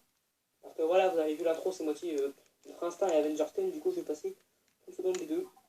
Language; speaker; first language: French; native; French